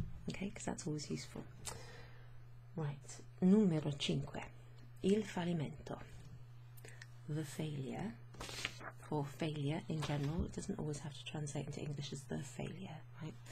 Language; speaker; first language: English; native; English